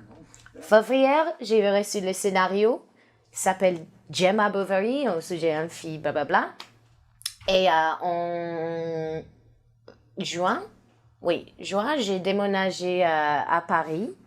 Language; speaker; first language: French; non-native, learner; English